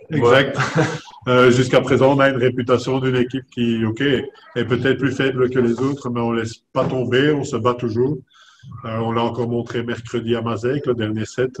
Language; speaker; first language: French; native; French